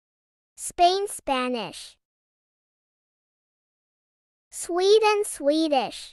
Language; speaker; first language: English; non-native, fluent; Turkish